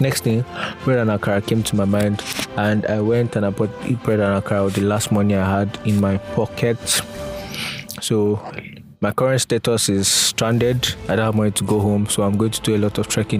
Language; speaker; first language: English; non-native, local second language; Yoruba